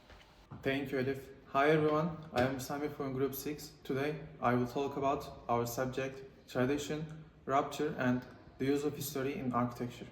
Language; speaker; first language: English; non-native, learner; Turkish